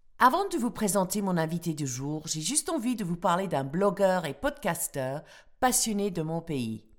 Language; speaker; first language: French; non-native, fluent; English